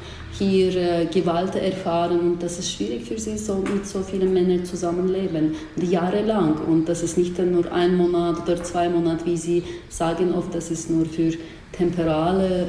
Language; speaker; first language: German; non-native, learner; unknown